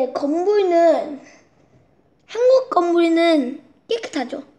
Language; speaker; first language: Korean; early bilingual, heritage; Korean